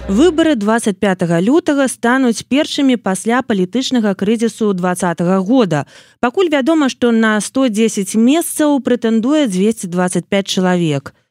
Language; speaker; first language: Belarusian; native; Belarusian